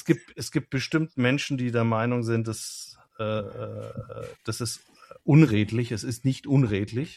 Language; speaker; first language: German; native; German